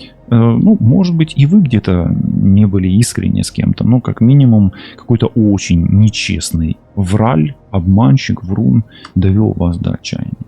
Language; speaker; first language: Russian; non-native, local second language; Ukrainian